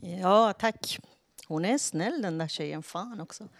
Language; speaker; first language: Swedish; non-native, fluent; Persian